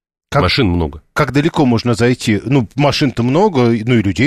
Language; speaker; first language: Russian; native; Russian